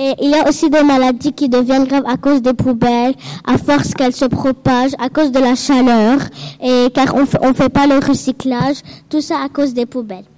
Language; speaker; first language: French; non-native, local second language; Arabic